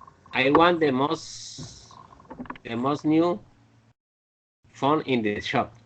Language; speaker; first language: English; non-native, learner; Spanish